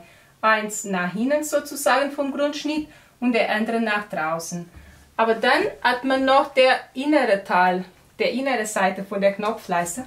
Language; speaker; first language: German; non-native, fluent; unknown